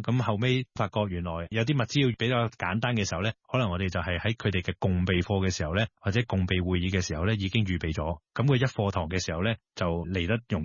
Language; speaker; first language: Cantonese; native; Cantonese